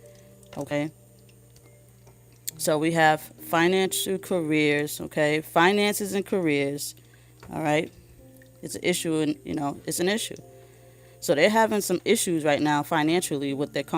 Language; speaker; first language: English; native; English